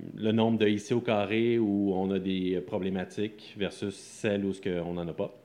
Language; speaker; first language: French; native; French